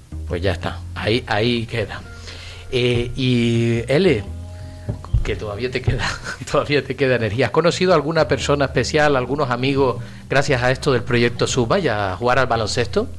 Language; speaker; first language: Spanish; native; Spanish